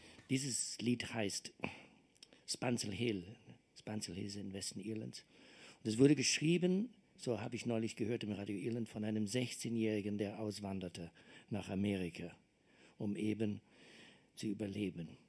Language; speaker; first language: German; non-native, fluent; English